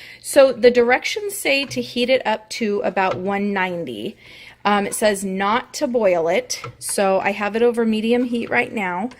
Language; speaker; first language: English; native; English